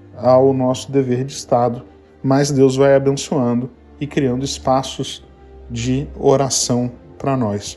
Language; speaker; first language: Portuguese; native; Portuguese